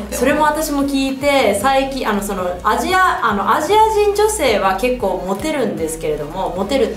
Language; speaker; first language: Japanese; early bilingual, heritage; Japanese